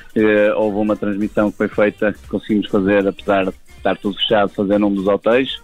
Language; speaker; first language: Portuguese; native; Portuguese